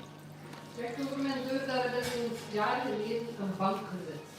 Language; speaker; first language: Dutch; native; Dutch